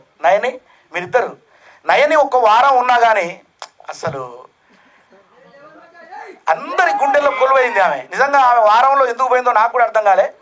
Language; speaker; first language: Telugu; native; Telugu